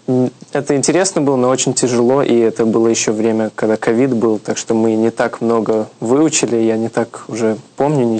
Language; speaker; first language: Russian; early bilingual, heritage; Russian